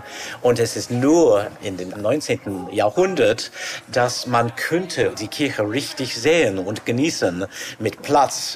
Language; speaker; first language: German; non-native, fluent; English